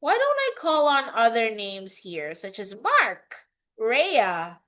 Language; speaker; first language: English; non-native, local second language; Filipino